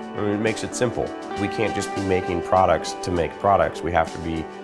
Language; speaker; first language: English; native; English